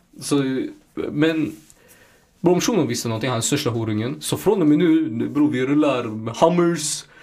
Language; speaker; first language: Swedish; native; Swedish